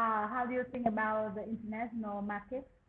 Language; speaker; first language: English; non-native, learner; Vietnamese